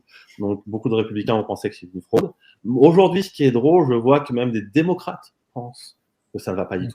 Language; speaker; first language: French; native; French